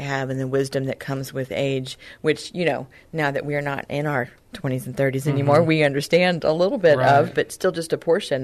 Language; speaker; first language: English; native; English